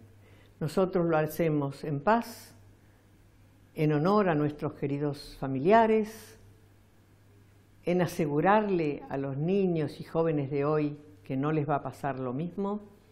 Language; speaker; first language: Spanish; native; Spanish